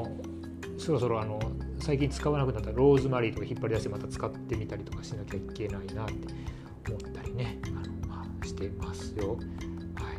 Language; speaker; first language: Japanese; native; Japanese